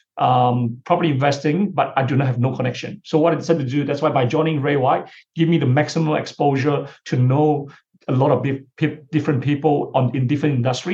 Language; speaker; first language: English; non-native, local second language; Chinese